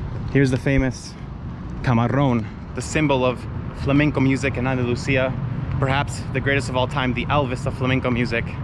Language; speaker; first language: English; native; English